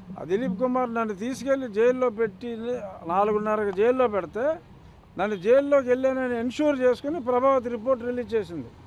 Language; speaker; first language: Telugu; native; Telugu